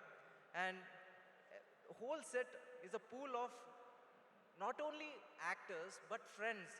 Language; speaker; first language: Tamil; non-native, learner; Telugu